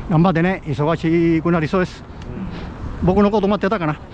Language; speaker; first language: Japanese; non-native, fluent; Spanish